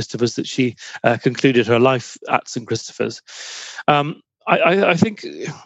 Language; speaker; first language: English; native; English